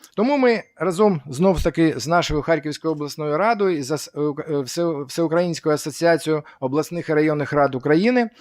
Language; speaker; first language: Ukrainian; native; Ukrainian